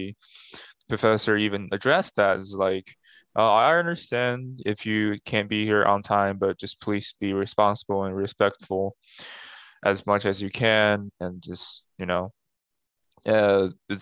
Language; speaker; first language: English; non-native, fluent; Chinese